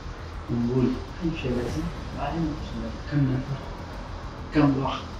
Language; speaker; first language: Arabic; non-native, learner; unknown